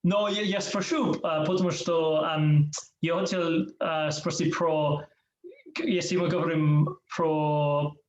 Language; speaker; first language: Russian; non-native, learner; English